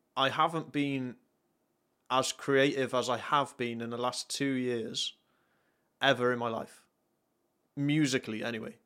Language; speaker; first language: English; native; English